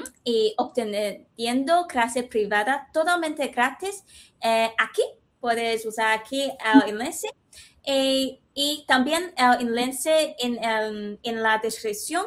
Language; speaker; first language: Spanish; non-native, fluent; Chinese